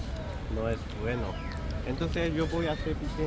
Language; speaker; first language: Spanish; non-native, learner; Korean